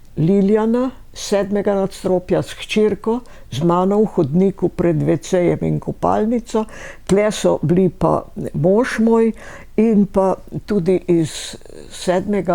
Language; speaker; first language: Slovenian; native; Slovenian